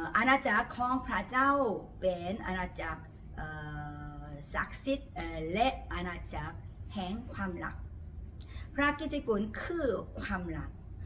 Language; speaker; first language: Thai; non-native, fluent; Korean